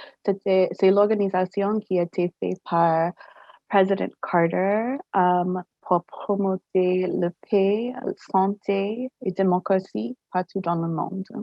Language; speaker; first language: French; non-native, fluent; English